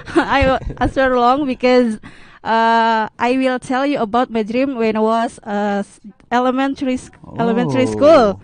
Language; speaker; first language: English; non-native, learner; Indonesian